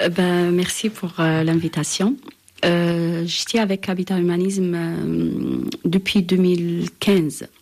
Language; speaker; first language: French; non-native, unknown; Arabic